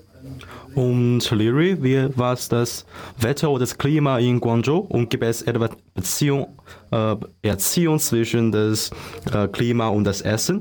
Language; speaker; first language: German; non-native, learner; Chinese